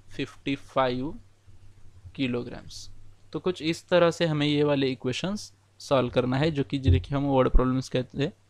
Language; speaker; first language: Hindi; non-native, local second language; Marathi